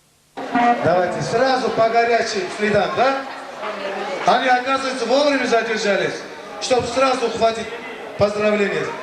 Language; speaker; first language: Russian; non-native, local second language; Azerbaijani